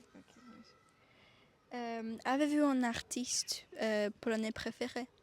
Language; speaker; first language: French; non-native, learner; Polish